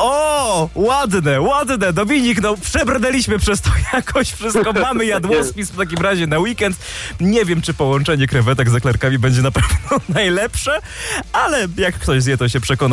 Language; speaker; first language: Polish; native; Polish